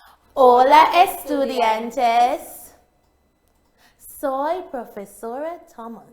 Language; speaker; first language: Spanish; non-native, fluent; English